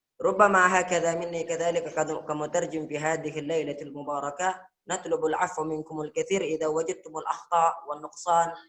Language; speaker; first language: Arabic; non-native, fluent; Indonesian